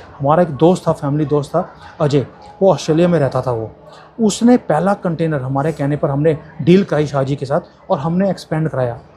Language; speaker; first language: Hindi; native; Hindi